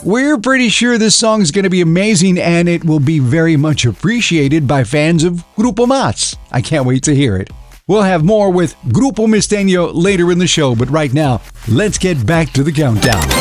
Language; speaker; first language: English; early bilingual, other home language; Spanish